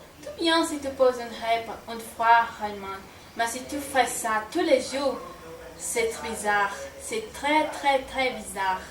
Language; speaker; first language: French; non-native, learner; Portuguese